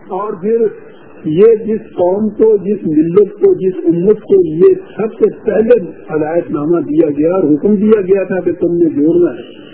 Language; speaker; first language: Urdu; non-native, local second language; Punjabi